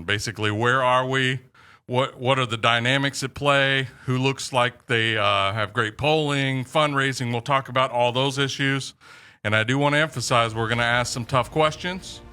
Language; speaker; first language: English; native; English